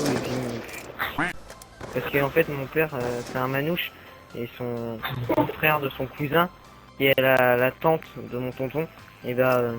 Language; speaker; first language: French; native; French